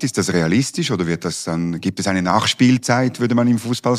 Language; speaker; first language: German; native; German